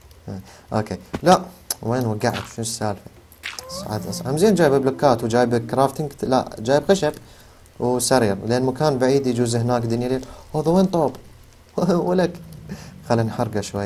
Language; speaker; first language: Arabic; native; Arabic